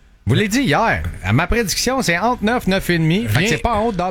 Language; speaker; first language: French; native; French